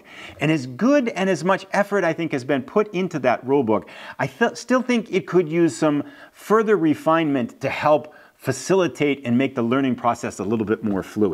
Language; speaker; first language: English; native; English